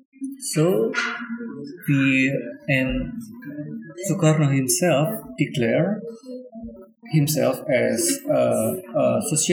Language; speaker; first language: English; non-native, learner; Indonesian